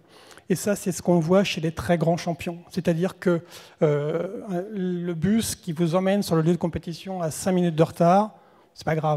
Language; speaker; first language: French; native; French